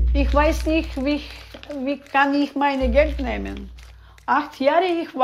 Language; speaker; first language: German; non-native, learner; Bulgarian